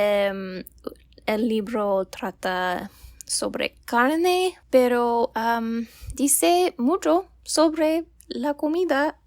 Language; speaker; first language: Spanish; non-native, learner; English